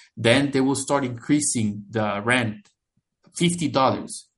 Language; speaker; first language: English; non-native, fluent; Spanish